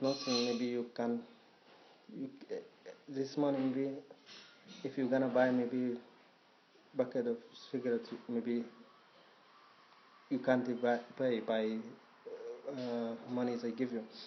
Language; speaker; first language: English; non-native, learner; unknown